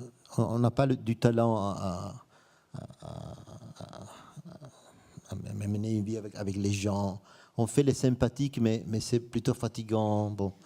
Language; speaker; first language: French; non-native, fluent; Italian